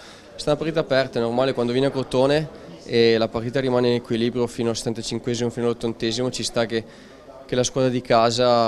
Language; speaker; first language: Italian; native; Italian